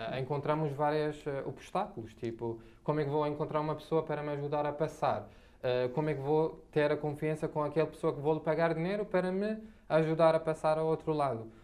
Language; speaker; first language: Portuguese; non-native, fluent; Arabic